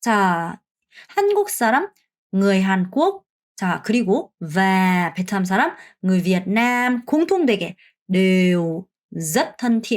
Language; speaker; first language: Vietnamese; non-native, fluent; Korean